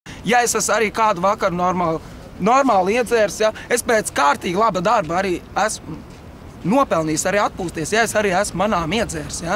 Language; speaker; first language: Latvian; native; Latvian